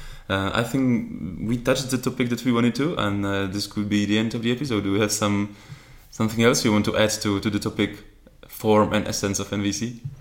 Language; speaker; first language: English; non-native, fluent; Czech